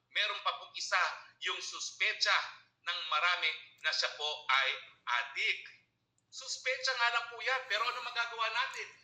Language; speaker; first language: Filipino; native; Filipino